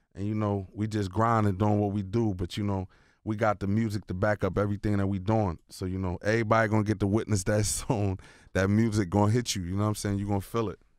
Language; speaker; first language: English; native; English